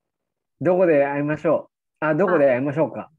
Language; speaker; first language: Japanese; non-native, learner; Filipino